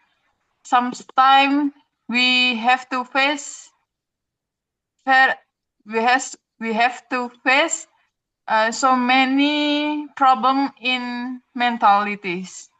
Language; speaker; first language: English; non-native, learner; Indonesian